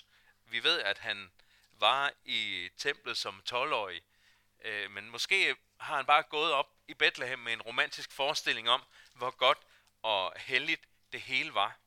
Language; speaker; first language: Danish; native; Danish